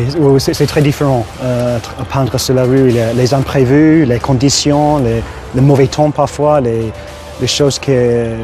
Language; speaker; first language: French; non-native, fluent; English